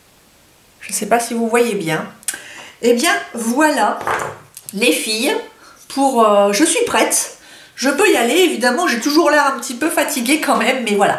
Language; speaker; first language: French; native; French